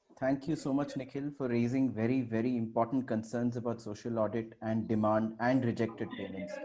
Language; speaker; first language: English; non-native, local second language; Hindi